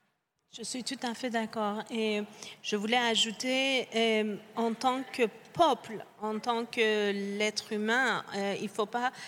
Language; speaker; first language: French; non-native, fluent; Persian